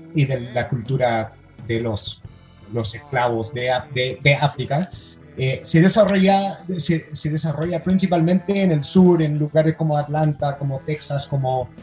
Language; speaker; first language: Spanish; non-native, fluent; English